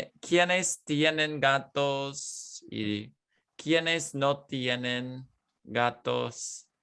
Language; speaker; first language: Spanish; non-native, fluent; English